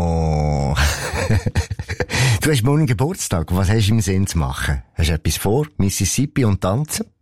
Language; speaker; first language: German; native; German